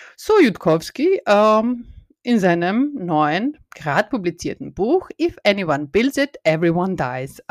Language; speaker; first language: German; native; German